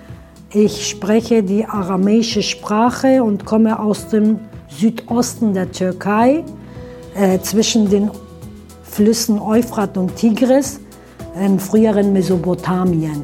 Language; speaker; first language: German; early bilingual, other home language; Aramaic